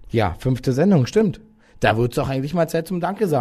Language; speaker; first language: German; native; German